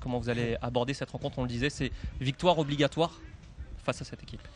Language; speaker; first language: French; native; French